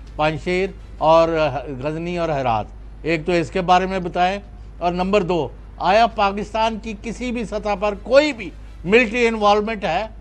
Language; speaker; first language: Urdu; non-native, local second language; Punjabi